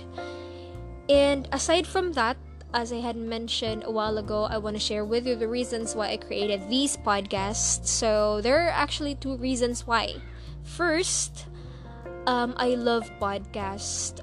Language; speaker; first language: English; non-native, local second language; Cebuano